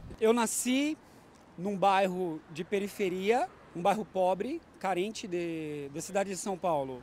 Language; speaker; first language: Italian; non-native, learner; Portuguese